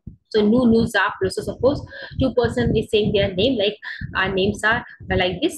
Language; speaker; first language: English; non-native, local second language; Hindi